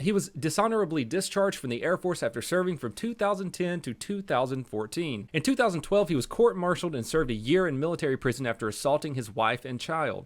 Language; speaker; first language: English; native; English